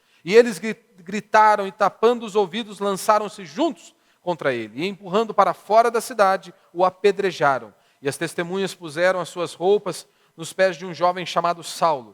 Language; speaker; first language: Portuguese; native; Portuguese